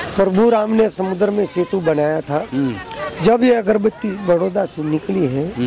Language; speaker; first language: Hindi; non-native, local second language; Gujarati